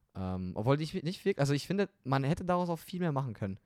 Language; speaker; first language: German; non-native, fluent; Romanian